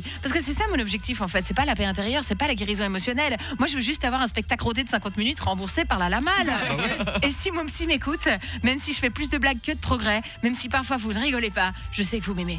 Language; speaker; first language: French; native; French